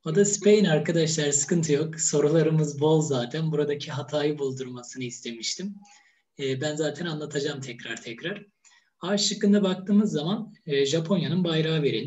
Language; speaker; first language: Turkish; native; Turkish